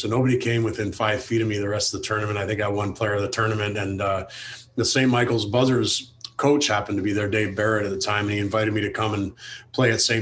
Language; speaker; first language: English; native; English